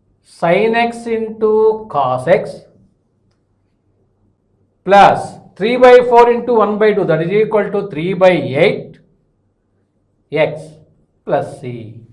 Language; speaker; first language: English; non-native, local second language; Telugu